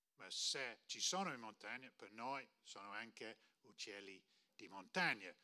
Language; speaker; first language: Italian; non-native, fluent; English